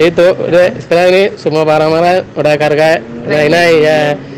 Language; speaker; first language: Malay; non-native, learner; Tamil